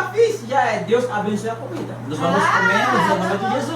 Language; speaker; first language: Portuguese; non-native, fluent; Haitian Creole